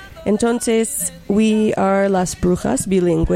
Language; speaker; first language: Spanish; non-native, learner; English